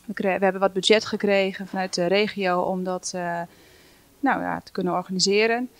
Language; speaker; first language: Dutch; native; Dutch